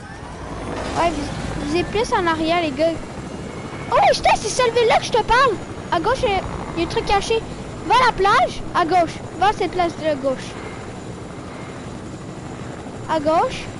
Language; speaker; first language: French; native; French